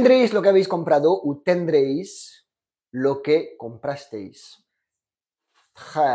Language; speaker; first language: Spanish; non-native, fluent; French